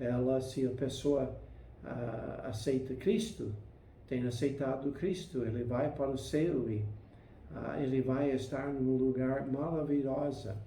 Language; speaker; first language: Portuguese; non-native, fluent; English